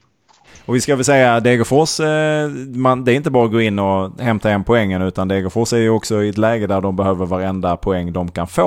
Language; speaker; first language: Swedish; native; Swedish